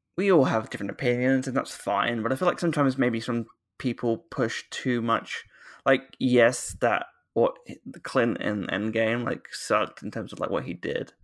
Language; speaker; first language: English; native; English